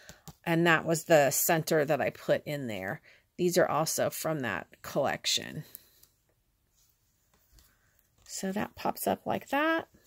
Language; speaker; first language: English; native; English